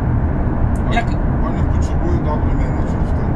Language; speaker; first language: Polish; non-native, learner; Russian